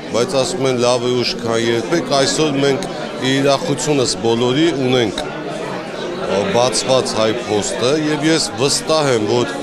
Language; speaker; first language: Armenian; native; Armenian